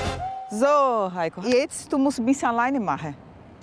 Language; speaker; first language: German; non-native, learner; Portuguese